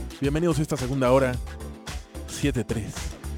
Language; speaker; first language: Spanish; native; Spanish